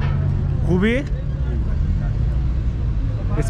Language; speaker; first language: Persian; non-native, learner; Turkish